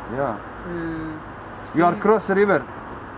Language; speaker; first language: English; non-native, learner; Bosnian